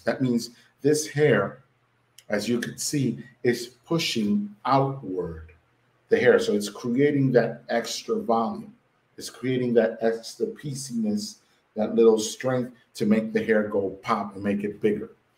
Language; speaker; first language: English; non-native, local second language; Spanish